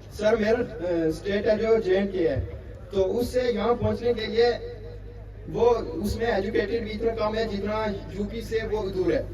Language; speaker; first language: Hindi; non-native, local second language; Punjabi